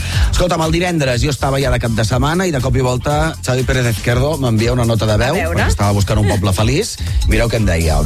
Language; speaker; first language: Catalan; native; Catalan